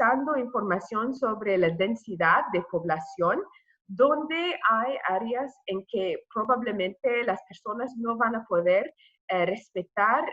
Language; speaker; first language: Spanish; non-native, fluent; English